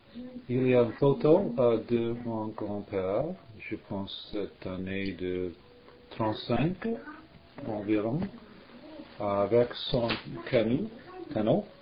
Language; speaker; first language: French; non-native, learner; English